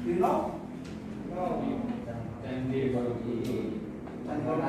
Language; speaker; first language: English; non-native, learner; Indonesian